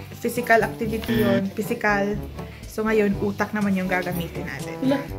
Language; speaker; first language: Filipino; non-native, local second language; Cebuano